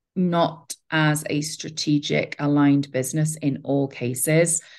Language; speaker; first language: English; native; English